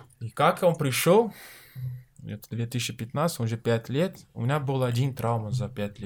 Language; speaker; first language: Russian; non-native, learner; Portuguese